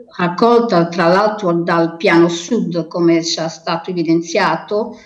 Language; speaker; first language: Italian; non-native, fluent; Portuguese